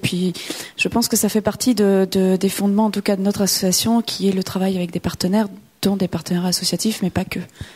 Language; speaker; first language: French; native; French